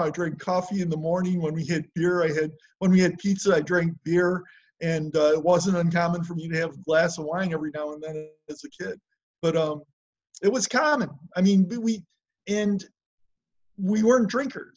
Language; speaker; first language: English; native; English